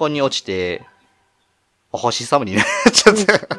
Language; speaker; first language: Japanese; native; Japanese